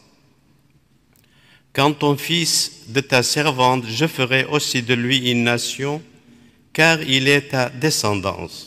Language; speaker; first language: French; non-native, local second language; Arabic